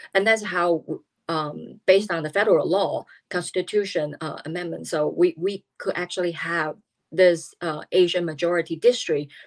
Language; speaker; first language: English; non-native, fluent; Chinese